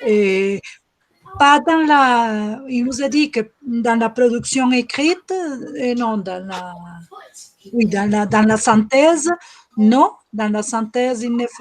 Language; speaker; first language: French; non-native, fluent; Spanish